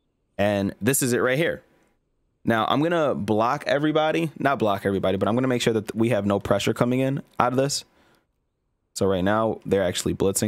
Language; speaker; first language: English; native; English